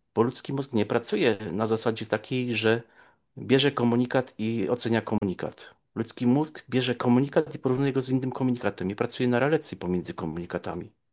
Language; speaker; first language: Polish; native; Polish